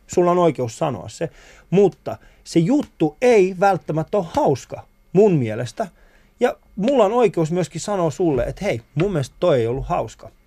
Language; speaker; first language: Finnish; early bilingual, other home language; Persian